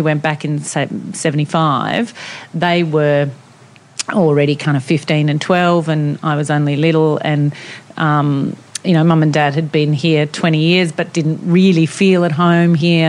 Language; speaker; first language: English; non-native, local second language; Italian